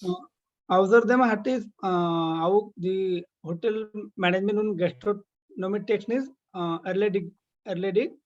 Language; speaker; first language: German; non-native, learner; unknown